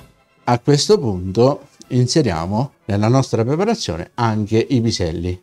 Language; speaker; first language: Italian; native; Italian